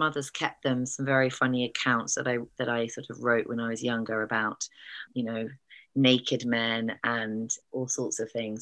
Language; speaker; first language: English; native; English